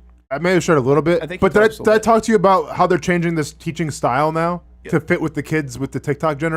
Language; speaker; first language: English; native; English